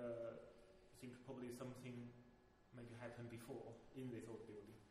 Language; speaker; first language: English; non-native, local second language; Chinese